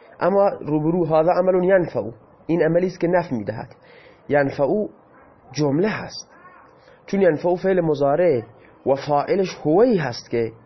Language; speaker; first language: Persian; non-native, local second language; Baluchi